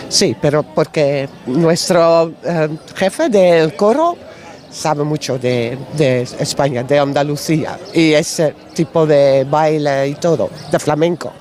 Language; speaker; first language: Spanish; non-native, learner; Dutch